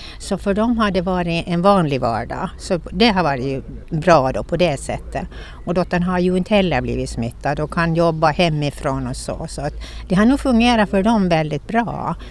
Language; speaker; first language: Swedish; native; Swedish